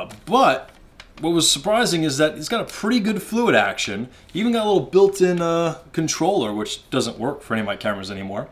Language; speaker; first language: English; native; English